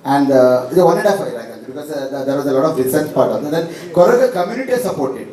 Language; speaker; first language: English; non-native, local second language; Kannada